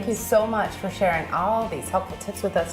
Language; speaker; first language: English; native; English